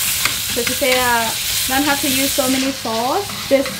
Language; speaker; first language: English; non-native, learner; Thai